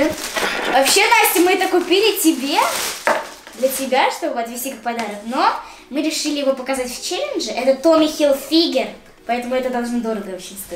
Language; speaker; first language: Russian; native; Russian